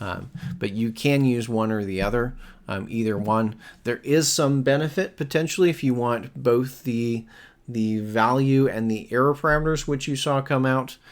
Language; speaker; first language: English; native; English